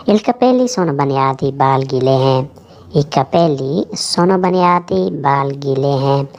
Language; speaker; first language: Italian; non-native, learner; Urdu